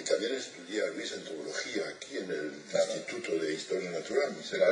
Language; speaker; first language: Spanish; non-native, fluent; French